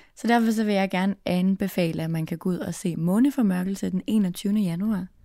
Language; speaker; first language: Danish; native; Danish